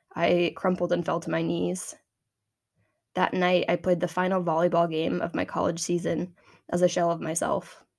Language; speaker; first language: English; native; English